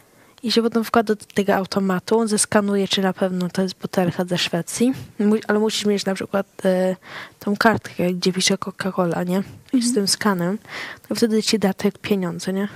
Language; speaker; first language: Polish; early bilingual, heritage; Swedish